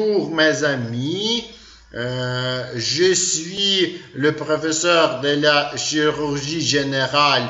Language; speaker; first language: French; non-native, learner; Ukrainian